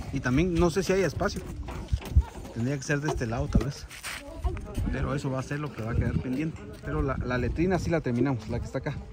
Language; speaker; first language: Spanish; native; Spanish